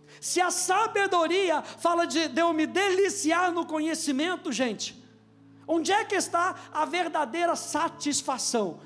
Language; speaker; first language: Portuguese; native; Portuguese